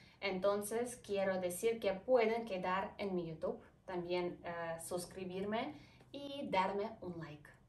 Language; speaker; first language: Spanish; non-native, fluent; Ukrainian